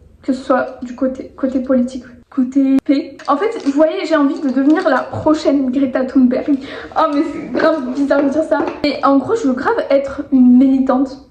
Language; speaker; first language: French; native; French